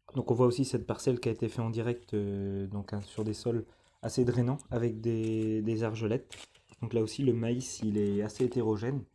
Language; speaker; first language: French; native; French